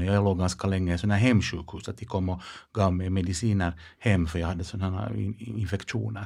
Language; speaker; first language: Swedish; non-native, local second language; Finnish